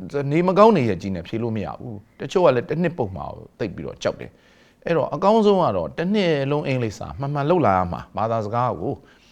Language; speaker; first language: Burmese; native; Burmese